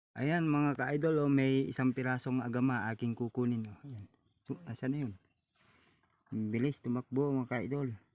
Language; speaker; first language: Filipino; non-native, local second language; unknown